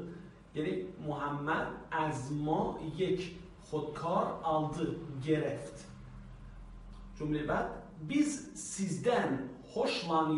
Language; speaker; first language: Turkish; non-native, fluent; Persian